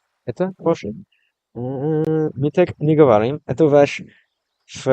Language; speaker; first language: Russian; non-native, learner; English